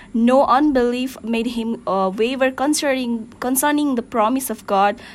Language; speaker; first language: English; non-native, local second language; Nepali